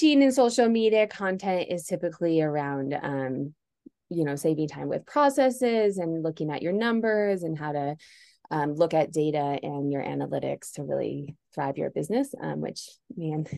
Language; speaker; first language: English; native; English